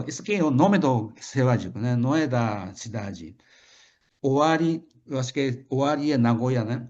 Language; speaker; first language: Portuguese; non-native, fluent; Japanese